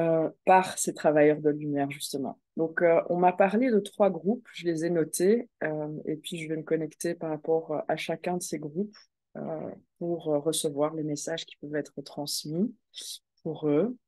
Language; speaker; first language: French; native; French